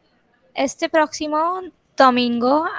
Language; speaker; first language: Spanish; non-native, learner; English